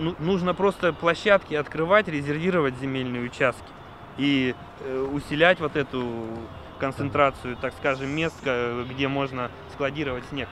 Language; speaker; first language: Russian; native; Russian